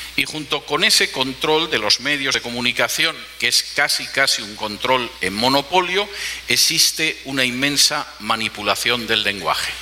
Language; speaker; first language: Spanish; native; Spanish